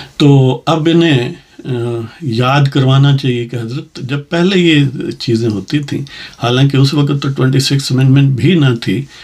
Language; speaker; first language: Urdu; non-native, local second language; Punjabi